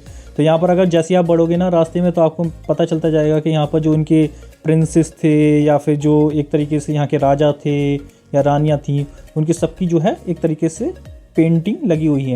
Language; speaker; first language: Hindi; native; Hindi